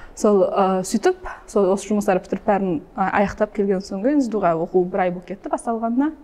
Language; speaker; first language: Kazakh; early bilingual, heritage; Kazakh